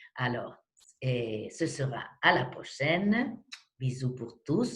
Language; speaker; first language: French; non-native, fluent; Spanish